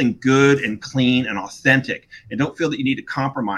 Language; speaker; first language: English; native; English